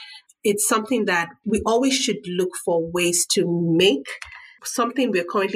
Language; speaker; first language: English; non-native, local second language; Yoruba